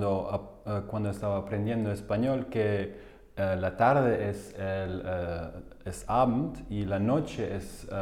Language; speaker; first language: Spanish; non-native, fluent; German